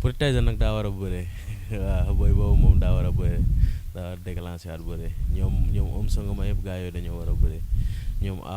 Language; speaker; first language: Wolof; non-native, local second language; Serer